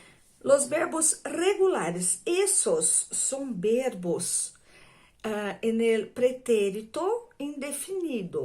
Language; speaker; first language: Spanish; non-native, fluent; Portuguese